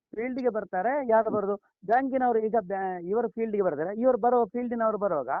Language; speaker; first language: Kannada; non-native, local second language; Tulu